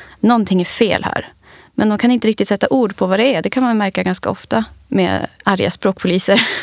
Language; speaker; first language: Swedish; early bilingual, other home language; English